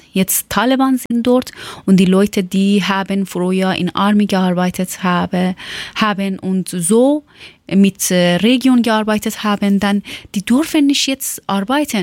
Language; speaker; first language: German; non-native, learner; Persian